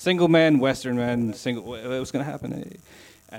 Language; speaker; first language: English; non-native, learner; Chinese